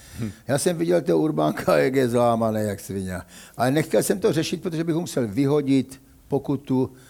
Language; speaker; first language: Czech; native; Czech